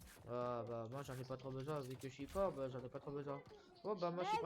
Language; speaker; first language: French; native; French